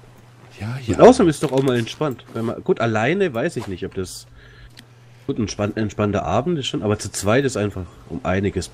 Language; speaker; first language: German; native; German